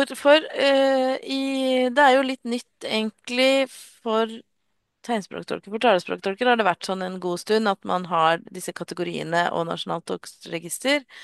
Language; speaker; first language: Norwegian; native; Norwegian